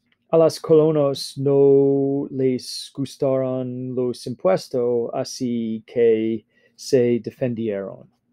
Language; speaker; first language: Spanish; non-native, learner; English